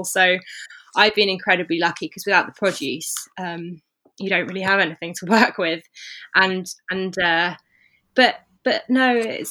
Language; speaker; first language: English; native; English